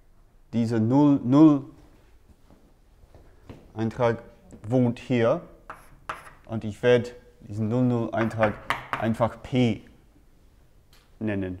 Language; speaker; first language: German; non-native, fluent; English